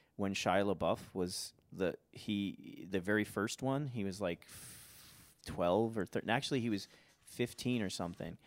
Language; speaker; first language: English; native; English